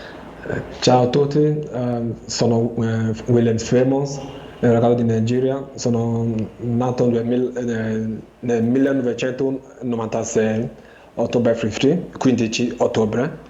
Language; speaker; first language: Italian; non-native, learner; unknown